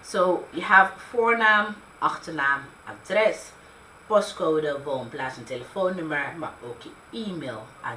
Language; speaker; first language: Dutch; early bilingual, other home language; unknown